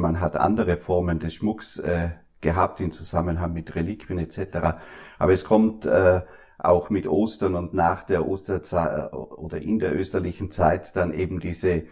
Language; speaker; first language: German; native; German